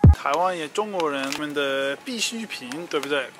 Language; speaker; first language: Chinese; non-native, learner; English